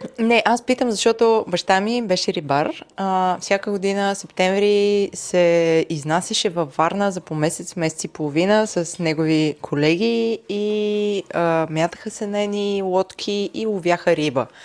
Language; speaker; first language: Bulgarian; native; Bulgarian